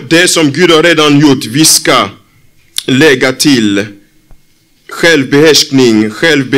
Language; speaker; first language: Swedish; non-native, fluent; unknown